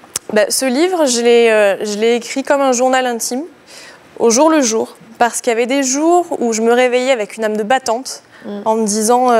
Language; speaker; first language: French; native; French